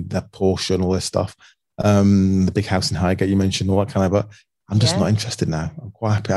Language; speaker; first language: English; native; English